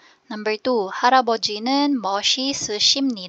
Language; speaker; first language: Korean; non-native, fluent; Filipino